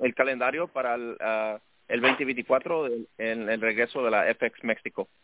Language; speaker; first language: Spanish; early bilingual, heritage; Spanish